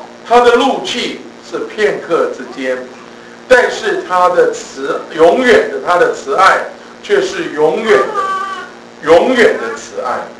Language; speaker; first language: Chinese; native; Chinese